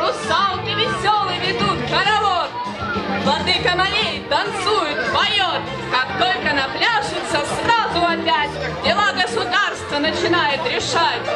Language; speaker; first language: Russian; native; Russian